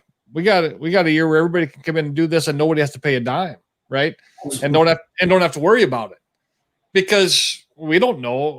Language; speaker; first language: English; native; English